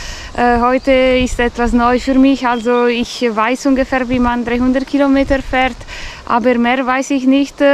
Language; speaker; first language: German; non-native, fluent; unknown